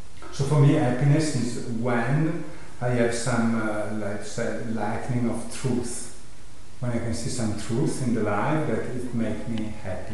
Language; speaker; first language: English; non-native, fluent; Italian